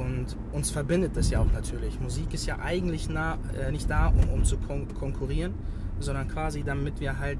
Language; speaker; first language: German; early bilingual, other home language; Bosnian